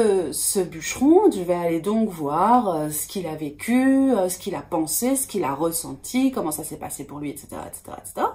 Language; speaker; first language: French; native; French